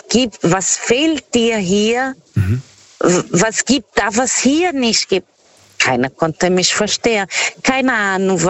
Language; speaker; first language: German; non-native, fluent; Portuguese